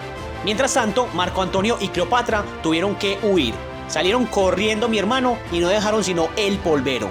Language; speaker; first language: Spanish; native; Spanish